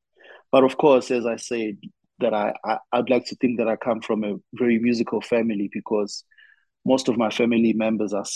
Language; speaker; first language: English; non-native, local second language; Zulu